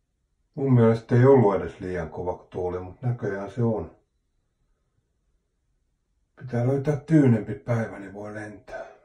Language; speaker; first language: Finnish; native; Finnish